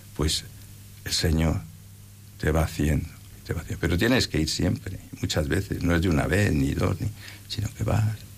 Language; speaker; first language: Spanish; native; Spanish